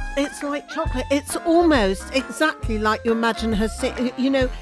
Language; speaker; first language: English; early bilingual, other home language; Albanian